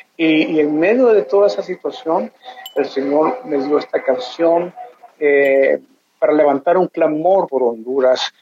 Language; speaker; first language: Spanish; native; Spanish